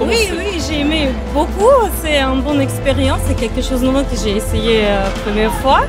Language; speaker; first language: French; non-native, learner; Russian